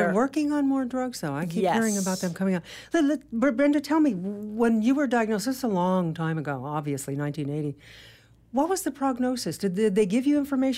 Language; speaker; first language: English; native; English